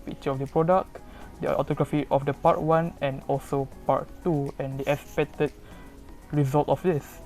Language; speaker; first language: English; non-native, local second language; Malay